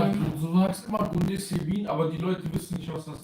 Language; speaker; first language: German; early bilingual, other home language; Kurdish